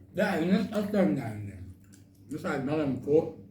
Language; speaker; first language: Arabic; native; Arabic